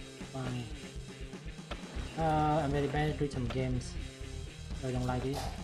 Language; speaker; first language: English; non-native, fluent; Vietnamese